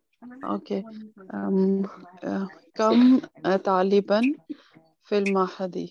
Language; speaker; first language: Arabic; non-native, learner; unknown